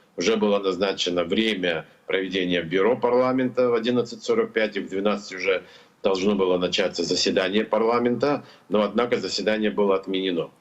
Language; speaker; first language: Russian; non-native, local second language; Georgian